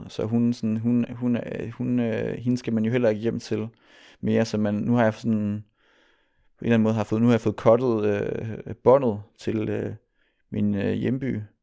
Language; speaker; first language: Danish; native; Danish